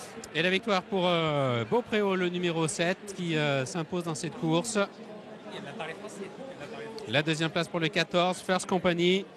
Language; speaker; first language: French; native; French